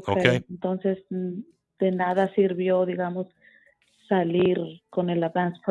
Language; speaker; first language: Spanish; early bilingual, other home language; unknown